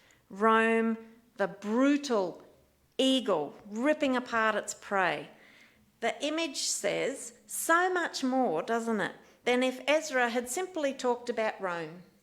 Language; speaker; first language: English; native; English